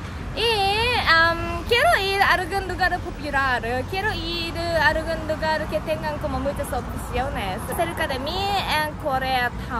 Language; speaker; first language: Spanish; non-native, learner; Japanese